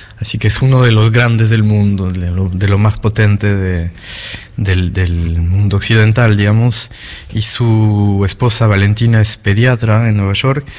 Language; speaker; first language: Spanish; non-native, fluent; French